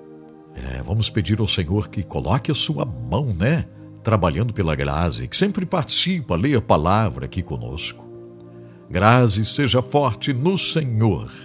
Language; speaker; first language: Portuguese; native; Portuguese